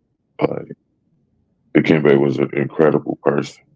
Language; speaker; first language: English; native; English